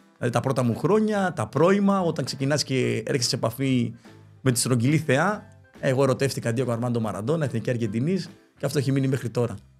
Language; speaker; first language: Greek; early bilingual, other home language; Spanish